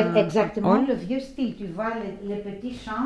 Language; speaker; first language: French; non-native, fluent; Greek